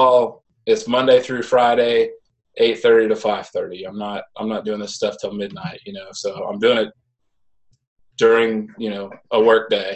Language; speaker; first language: English; native; English